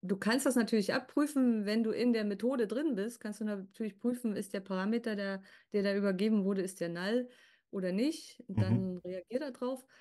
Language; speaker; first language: German; native; German